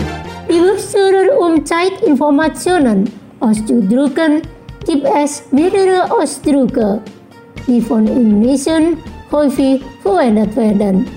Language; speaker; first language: German; non-native, learner; Indonesian